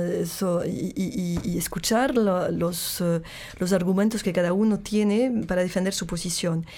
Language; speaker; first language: Spanish; non-native, fluent; French